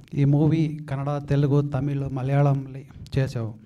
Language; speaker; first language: Telugu; non-native, learner; Kannada